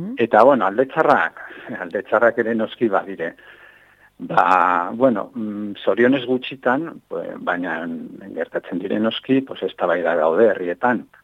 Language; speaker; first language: Basque; non-native, local second language; Spanish